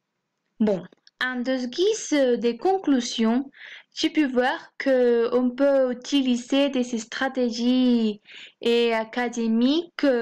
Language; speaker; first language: French; non-native, fluent; Spanish